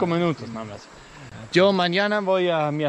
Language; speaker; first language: Spanish; non-native, learner; Danish